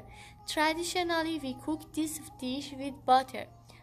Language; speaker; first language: English; non-native, fluent; Persian